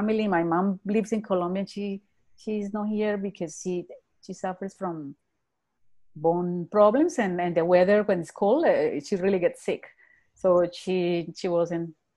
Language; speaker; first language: English; non-native, fluent; Spanish